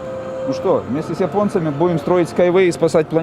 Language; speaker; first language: Russian; native; Russian